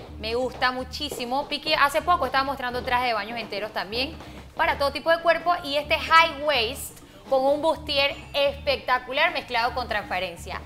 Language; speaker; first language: Spanish; native; Spanish